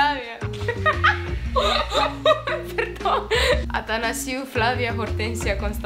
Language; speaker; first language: Spanish; non-native, fluent; Romanian